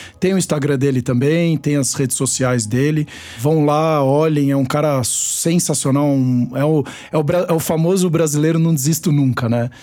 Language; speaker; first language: Portuguese; native; Portuguese